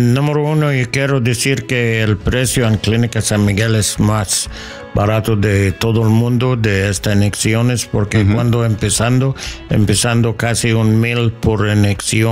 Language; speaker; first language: Spanish; non-native, learner; English